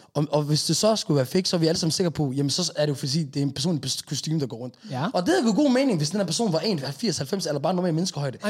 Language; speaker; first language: Danish; native; Danish